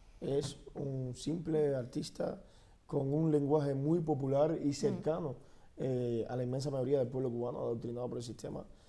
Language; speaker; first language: Spanish; native; Spanish